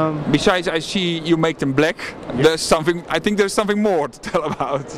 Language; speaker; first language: English; non-native, fluent; Dutch